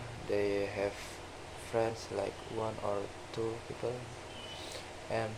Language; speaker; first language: English; non-native, learner; Indonesian